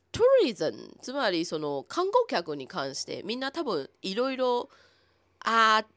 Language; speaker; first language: Japanese; non-native, fluent; Chinese